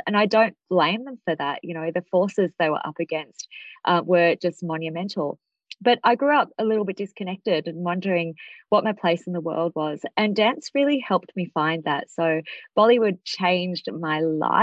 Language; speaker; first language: English; native; English